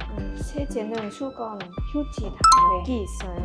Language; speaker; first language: Korean; non-native, learner; Vietnamese